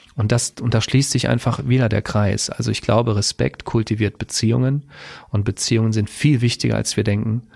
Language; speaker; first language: German; native; German